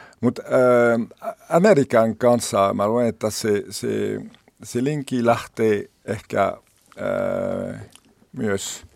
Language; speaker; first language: Finnish; non-native, learner; French